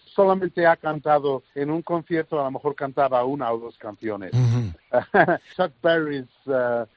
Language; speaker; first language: Spanish; early bilingual, heritage; English